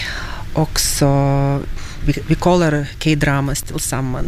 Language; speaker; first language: Swedish; non-native, fluent; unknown